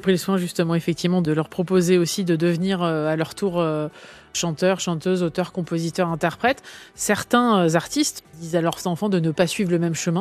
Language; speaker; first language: French; native; French